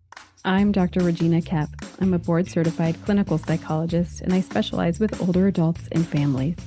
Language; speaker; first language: English; native; English